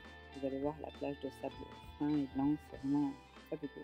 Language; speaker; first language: French; native; French